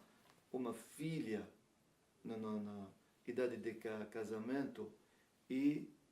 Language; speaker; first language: Portuguese; non-native, learner; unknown